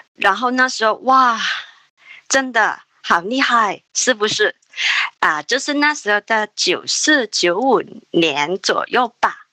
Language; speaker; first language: Chinese; non-native, local second language; Cantonese